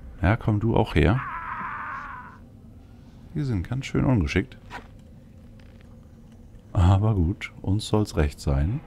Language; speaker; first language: German; native; German